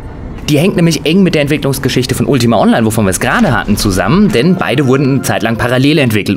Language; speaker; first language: German; native; German